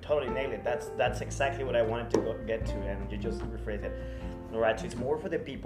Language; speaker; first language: English; non-native, fluent; Spanish